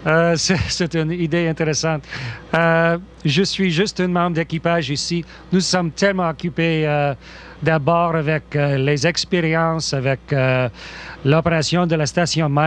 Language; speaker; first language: French; non-native, local second language; English